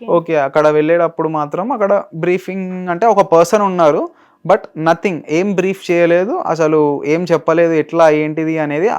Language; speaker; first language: Telugu; native; Telugu